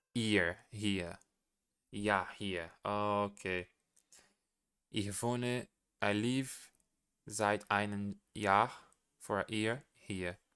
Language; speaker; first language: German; non-native, learner; Portuguese